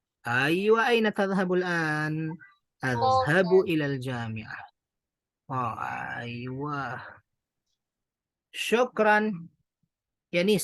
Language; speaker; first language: Arabic; non-native, fluent; Indonesian